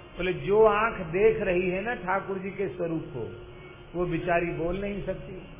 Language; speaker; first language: Hindi; native; Hindi